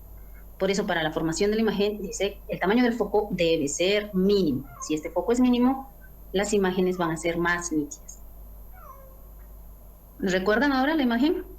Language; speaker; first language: Spanish; native; Spanish